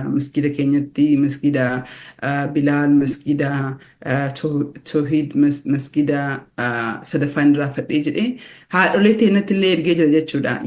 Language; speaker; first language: Oromo; early bilingual, heritage; Oromo